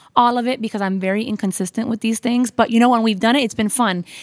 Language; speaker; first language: English; native; English